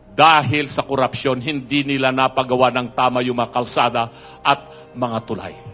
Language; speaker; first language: Filipino; non-native, local second language; Iloko